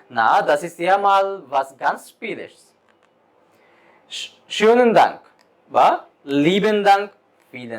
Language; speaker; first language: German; non-native, fluent; Bangla